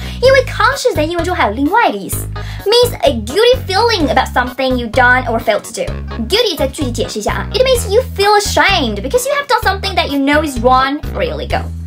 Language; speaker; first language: English; non-native, fluent; Chinese